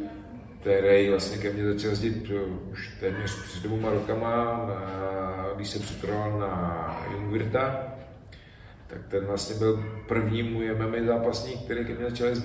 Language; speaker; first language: Czech; native; Czech